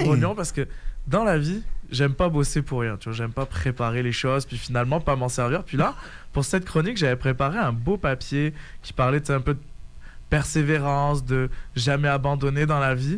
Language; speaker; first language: French; native; French